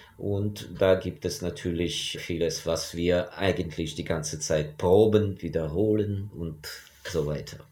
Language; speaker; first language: German; non-native, fluent; Ukrainian